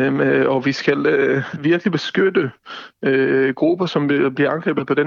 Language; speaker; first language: Danish; non-native, fluent; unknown